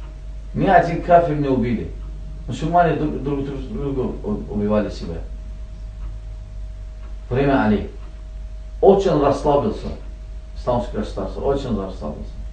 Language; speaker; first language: Russian; non-native, learner; Azerbaijani